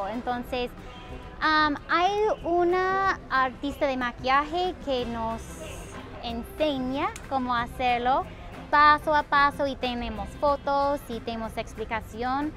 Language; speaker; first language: Spanish; non-native, fluent; English